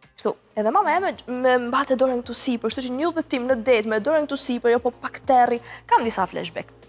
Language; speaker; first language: Albanian; early bilingual, heritage; Albanian